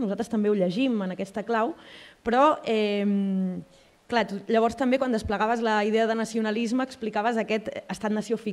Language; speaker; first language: Catalan; native; Catalan